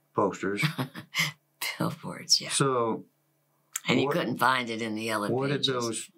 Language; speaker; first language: English; native; English